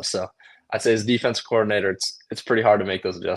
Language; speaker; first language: English; native; English